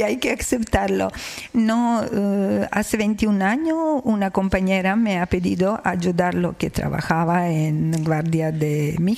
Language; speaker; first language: Spanish; non-native, learner; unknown